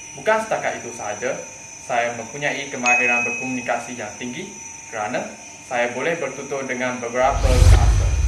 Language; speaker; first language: Malay; non-native, local second language; Chinese